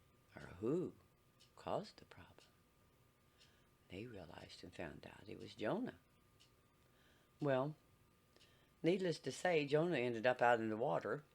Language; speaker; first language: English; native; English